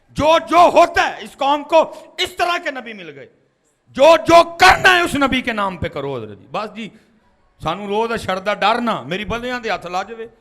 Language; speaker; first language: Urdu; non-native, local second language; Punjabi